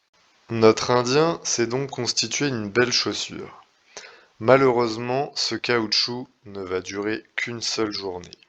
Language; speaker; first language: French; native; French